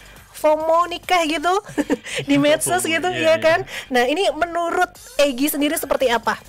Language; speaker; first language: Indonesian; native; Indonesian